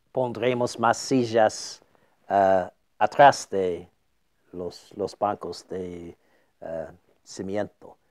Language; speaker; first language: Spanish; non-native, fluent; English